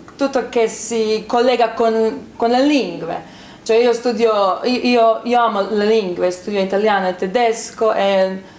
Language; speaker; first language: Italian; non-native, fluent; Bosnian